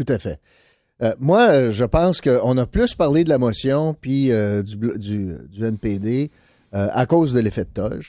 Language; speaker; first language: French; native; French